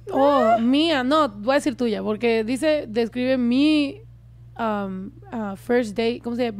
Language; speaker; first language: Spanish; early bilingual, heritage; Spanish